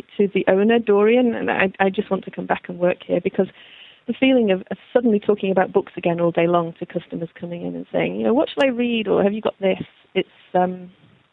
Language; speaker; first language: English; native; English